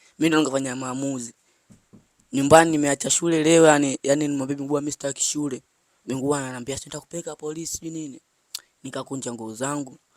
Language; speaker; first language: Swahili; native; Swahili